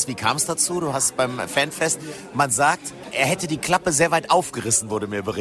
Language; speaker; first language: German; native; German